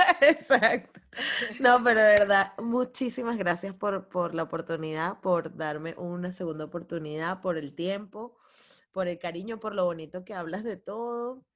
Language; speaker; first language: Spanish; native; Spanish